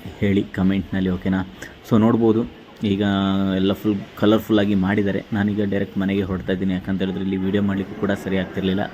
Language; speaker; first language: Kannada; native; Kannada